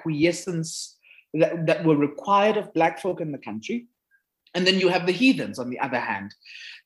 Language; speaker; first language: English; non-native, local second language; Zulu